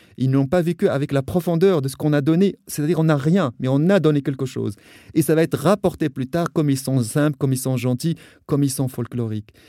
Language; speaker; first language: French; non-native, local second language; Arabic